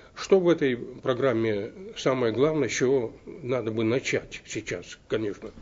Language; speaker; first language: Russian; native; Russian